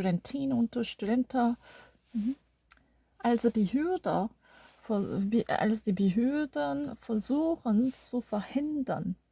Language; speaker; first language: German; non-native, learner; Korean